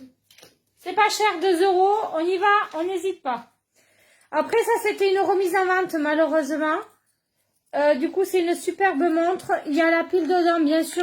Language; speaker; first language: French; native; French